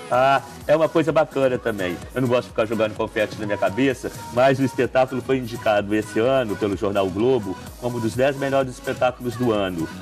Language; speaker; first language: Portuguese; native; Portuguese